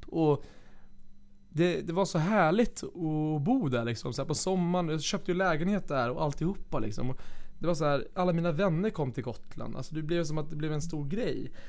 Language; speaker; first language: Swedish; native; Swedish